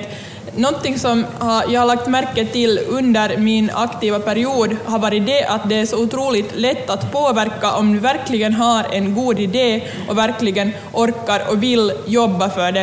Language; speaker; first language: Swedish; native; Swedish